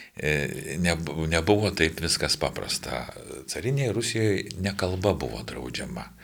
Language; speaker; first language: Lithuanian; native; Lithuanian